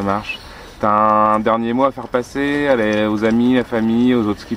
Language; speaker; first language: French; native; French